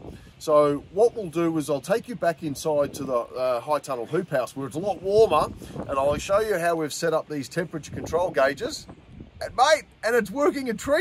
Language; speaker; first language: English; native; English